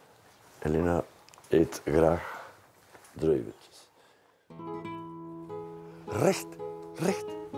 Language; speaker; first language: Dutch; non-native, learner; Spanish